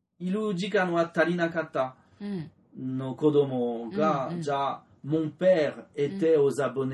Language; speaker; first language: Japanese; non-native, learner; French